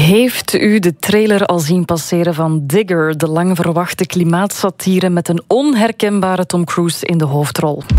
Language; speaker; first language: Dutch; native; Dutch